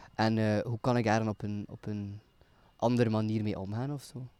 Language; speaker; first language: Dutch; native; Dutch